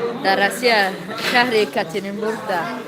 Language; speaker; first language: Russian; non-native, learner; Tajik